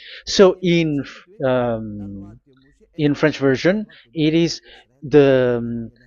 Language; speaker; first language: English; non-native, fluent; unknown